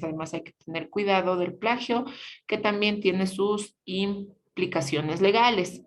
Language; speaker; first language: Spanish; native; Spanish